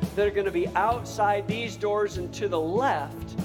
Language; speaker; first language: English; native; English